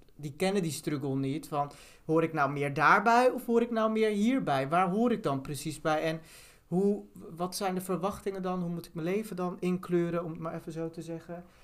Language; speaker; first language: Dutch; early bilingual, other home language; Turkish